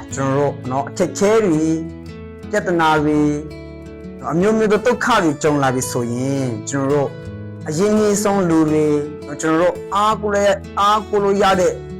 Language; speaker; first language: Burmese; non-native, local second language; Tedim Chin